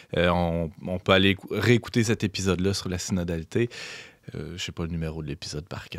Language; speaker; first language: French; native; French